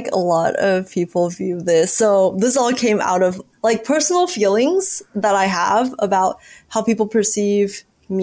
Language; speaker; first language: English; native; English